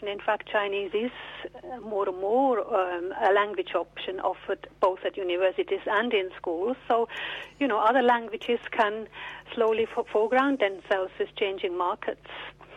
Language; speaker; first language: English; non-native, fluent; German